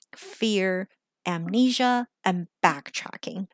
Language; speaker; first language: English; early bilingual, other home language; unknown